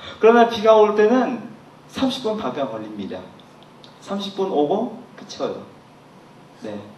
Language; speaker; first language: Korean; non-native, fluent; Khmer